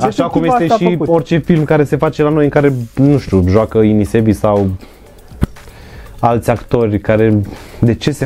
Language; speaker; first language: Romanian; native; Romanian